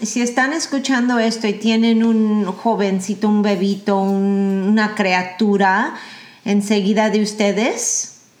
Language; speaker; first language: Spanish; early bilingual, heritage; Spanish